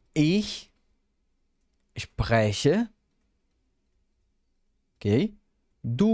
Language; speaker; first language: German; non-native, fluent; Portuguese